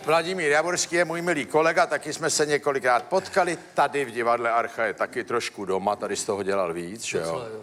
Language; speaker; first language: Czech; native; Czech